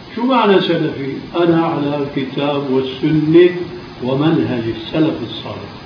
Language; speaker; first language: Arabic; early bilingual, other home language; Albanian